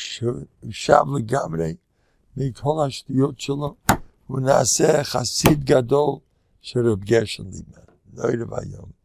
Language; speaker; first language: Hebrew; non-native, fluent; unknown